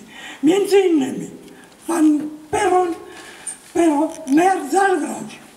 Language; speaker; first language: Polish; early bilingual, heritage; Polish